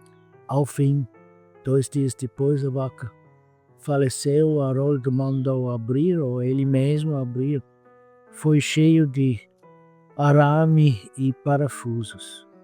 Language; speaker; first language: Portuguese; non-native, fluent; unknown